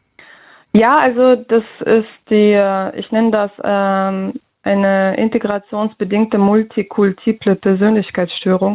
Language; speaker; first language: German; early bilingual, other home language; Russian